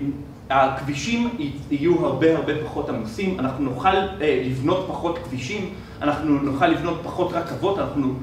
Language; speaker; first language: Hebrew; native; Hebrew